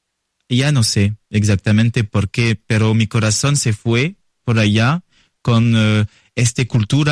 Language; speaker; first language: Spanish; non-native, learner; French